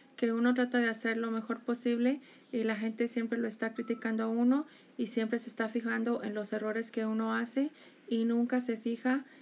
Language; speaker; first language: Spanish; native; Spanish